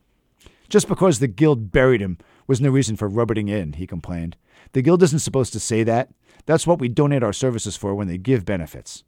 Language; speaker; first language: English; native; English